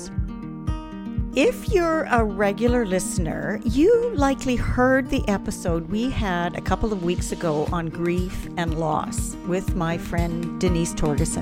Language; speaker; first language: English; native; English